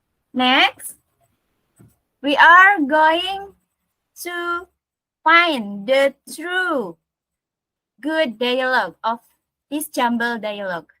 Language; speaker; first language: English; non-native, learner; Indonesian